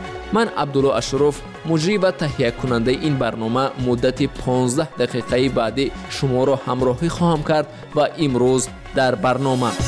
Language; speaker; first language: Persian; native; Persian